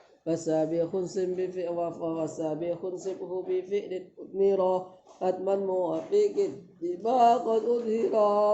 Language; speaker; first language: Arabic; non-native, fluent; Indonesian